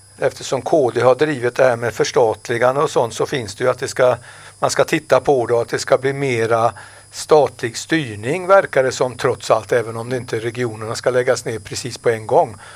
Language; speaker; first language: Swedish; native; Swedish